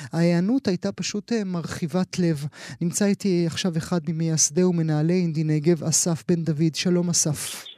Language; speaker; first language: Hebrew; native; Hebrew